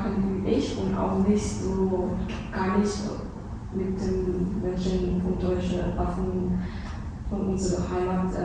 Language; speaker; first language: German; non-native, learner; Vietnamese